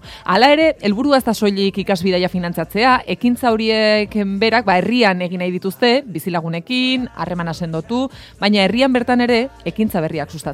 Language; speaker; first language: Basque; native; Basque